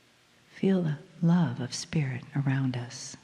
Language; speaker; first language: English; native; English